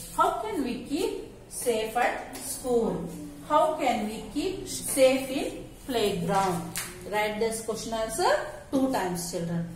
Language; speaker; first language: English; non-native, local second language; Kannada